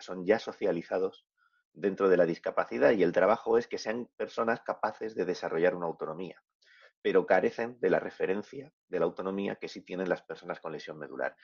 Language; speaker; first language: Spanish; native; Spanish